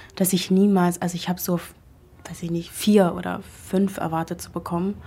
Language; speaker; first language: German; non-native, fluent; Arabic